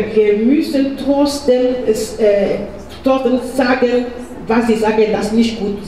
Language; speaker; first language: German; non-native, learner; French